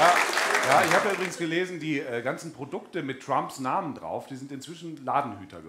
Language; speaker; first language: German; native; German